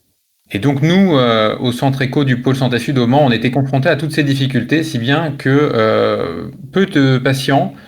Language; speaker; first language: French; native; French